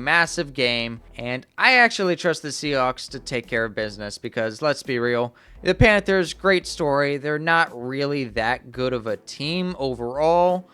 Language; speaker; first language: English; native; English